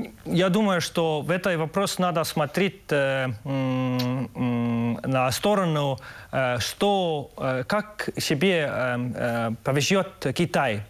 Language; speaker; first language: Russian; non-native, local second language; Estonian